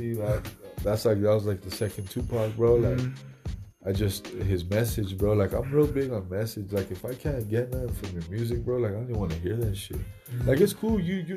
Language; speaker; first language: English; early bilingual, other home language; Spanish